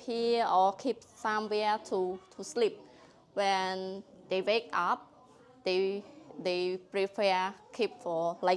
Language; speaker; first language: English; non-native, learner; Khmer